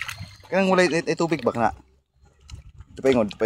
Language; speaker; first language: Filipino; non-native, local second language; Cebuano